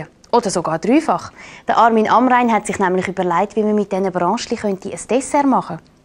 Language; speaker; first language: German; native; German